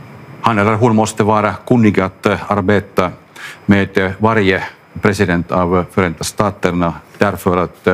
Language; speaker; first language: Swedish; non-native, local second language; Finnish